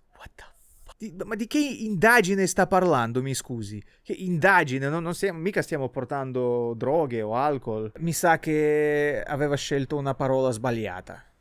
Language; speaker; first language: Italian; non-native, fluent; Russian